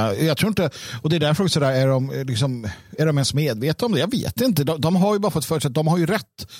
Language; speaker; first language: Swedish; native; Swedish